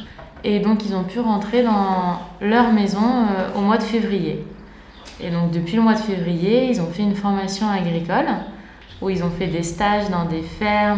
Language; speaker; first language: French; native; French